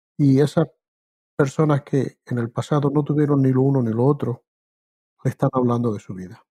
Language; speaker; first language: Spanish; native; Spanish